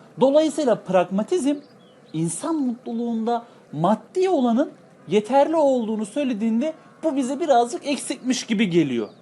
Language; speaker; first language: Turkish; native; Turkish